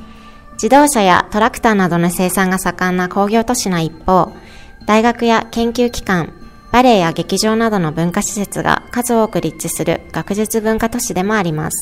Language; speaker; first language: Japanese; native; Japanese